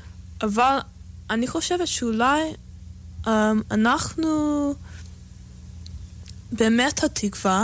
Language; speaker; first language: Hebrew; non-native, fluent; English